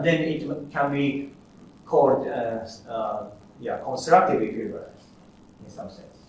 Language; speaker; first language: English; non-native, fluent; Japanese